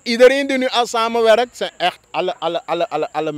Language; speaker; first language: Dutch; native; Dutch